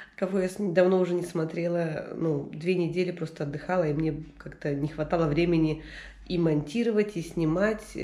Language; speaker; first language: Russian; native; Russian